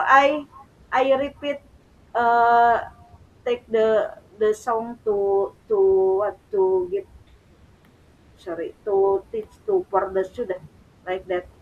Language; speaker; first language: English; non-native, learner; Indonesian